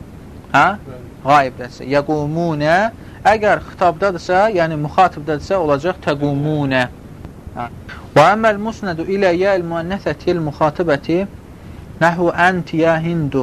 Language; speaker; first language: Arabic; non-native, fluent; Azerbaijani